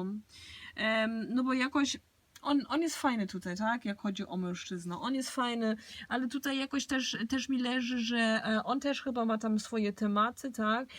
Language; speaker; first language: Polish; early bilingual, heritage; Polish